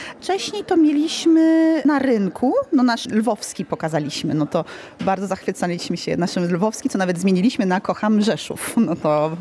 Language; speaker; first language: Polish; early bilingual, heritage; Polish